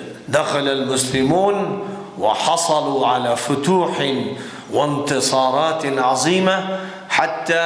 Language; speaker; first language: Arabic; non-native, fluent; Urdu